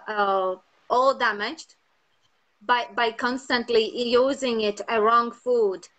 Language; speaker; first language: English; non-native, fluent; Latvian